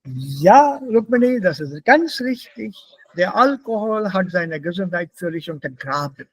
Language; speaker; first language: German; non-native, fluent; Hindi